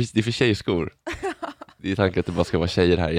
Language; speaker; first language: Swedish; native; Swedish